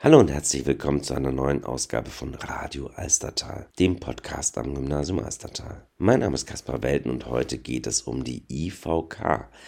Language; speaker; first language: German; native; German